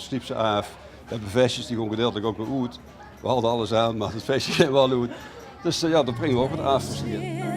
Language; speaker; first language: Dutch; native; Dutch